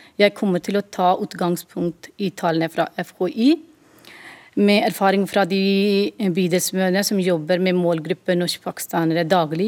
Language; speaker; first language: Norwegian; non-native, fluent; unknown